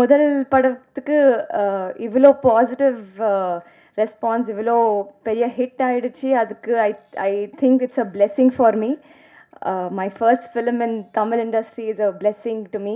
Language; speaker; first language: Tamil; non-native, learner; Telugu